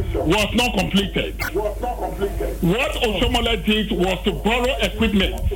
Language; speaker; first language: English; non-native, local second language; Bini